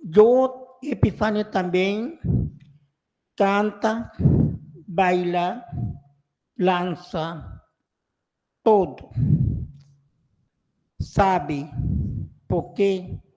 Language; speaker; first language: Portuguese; non-native, learner; Spanish